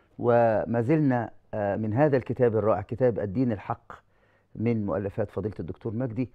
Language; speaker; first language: Arabic; native; Arabic